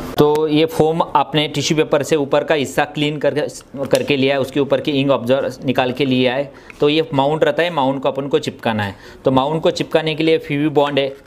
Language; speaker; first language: Hindi; non-native, local second language; Marathi